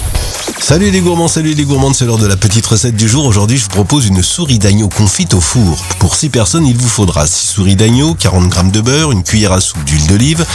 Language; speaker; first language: French; native; French